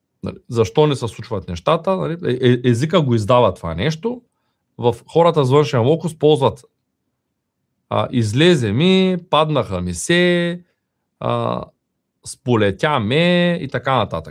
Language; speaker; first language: Bulgarian; native; Bulgarian